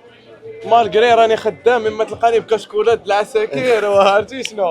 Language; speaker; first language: Arabic; native; Arabic